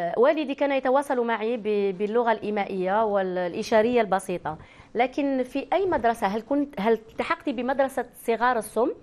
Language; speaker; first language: Arabic; native; Arabic